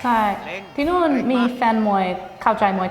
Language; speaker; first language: Thai; non-native, fluent; English